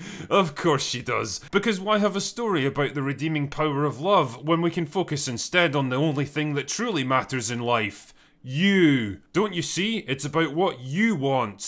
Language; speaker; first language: English; native; English